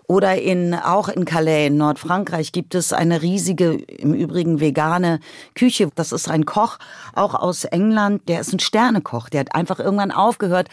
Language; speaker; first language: German; native; German